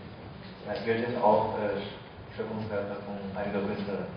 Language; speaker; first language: German; non-native, fluent; Chinese